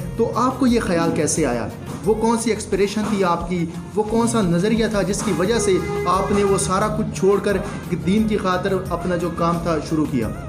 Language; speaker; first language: Urdu; non-native, local second language; Pashto